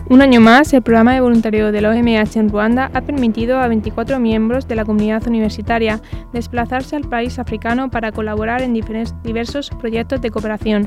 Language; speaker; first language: Spanish; native; Spanish